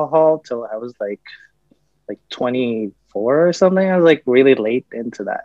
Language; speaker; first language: English; native; English